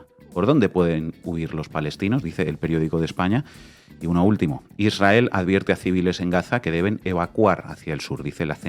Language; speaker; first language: Spanish; native; Spanish